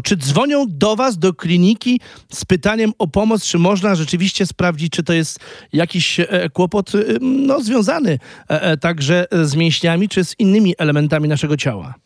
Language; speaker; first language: Polish; native; Polish